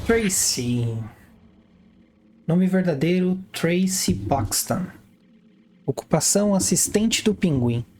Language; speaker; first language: Portuguese; native; Portuguese